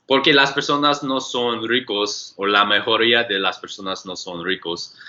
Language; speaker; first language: Spanish; non-native, learner; English